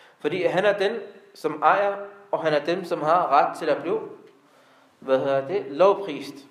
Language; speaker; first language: Danish; early bilingual, other home language; Arabic